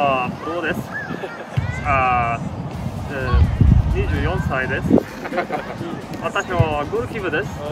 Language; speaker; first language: Japanese; non-native, learner; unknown